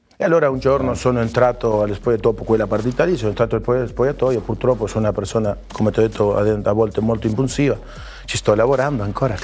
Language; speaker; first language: Italian; non-native, fluent; Spanish